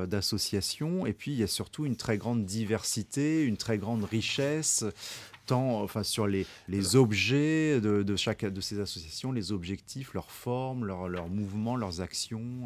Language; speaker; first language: French; native; French